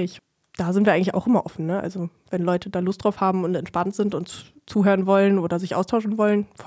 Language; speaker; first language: German; native; German